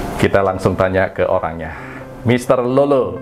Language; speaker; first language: Indonesian; native; Indonesian